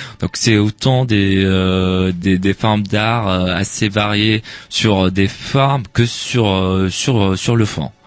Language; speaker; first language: French; non-native, local second language; Arabic